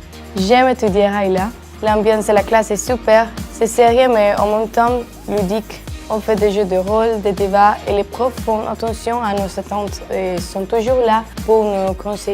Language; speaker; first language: French; non-native, fluent; Spanish